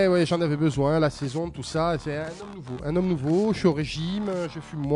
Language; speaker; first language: French; native; French